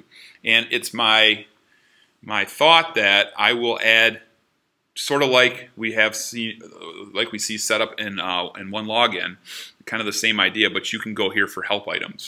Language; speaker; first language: English; native; English